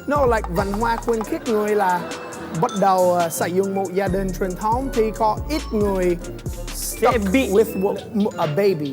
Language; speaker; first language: Vietnamese; non-native, learner; English